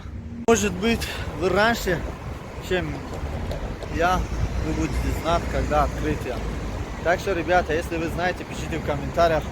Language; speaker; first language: Russian; non-native, learner; Tajik